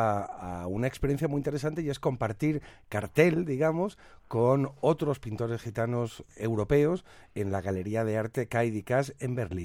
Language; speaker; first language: Spanish; native; Spanish